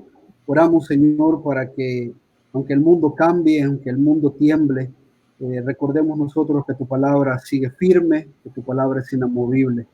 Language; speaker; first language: Spanish; native; Spanish